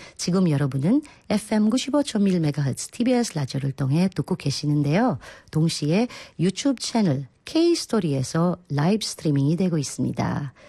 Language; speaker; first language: Korean; non-native, fluent; Filipino